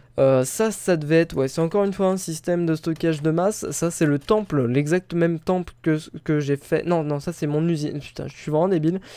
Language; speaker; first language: French; native; French